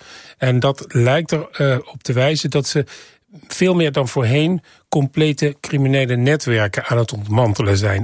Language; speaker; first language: Dutch; native; Dutch